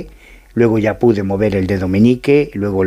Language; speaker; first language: Spanish; native; Spanish